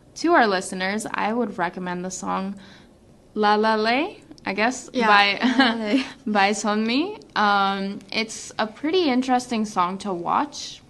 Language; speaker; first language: English; native; English